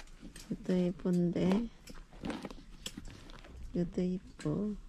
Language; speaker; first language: Korean; non-native, learner; Filipino